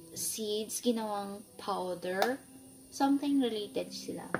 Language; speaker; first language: English; non-native, local second language; Filipino